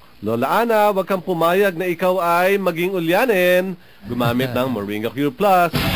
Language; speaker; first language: Filipino; native; Filipino